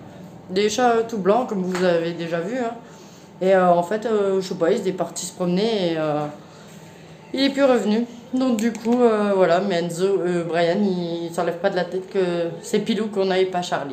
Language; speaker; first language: French; native; French